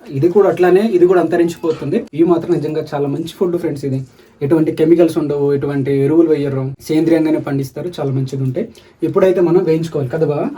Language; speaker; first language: Telugu; non-native, local second language; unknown